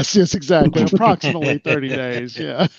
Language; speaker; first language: English; native; English